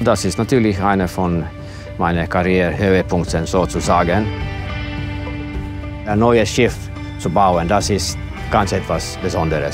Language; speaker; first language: German; non-native, fluent; Finnish